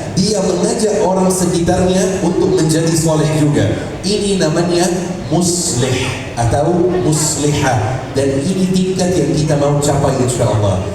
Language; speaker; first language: Indonesian; non-native, fluent; Arabic